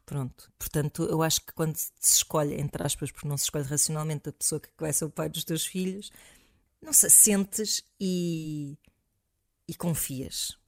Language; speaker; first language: Portuguese; native; Portuguese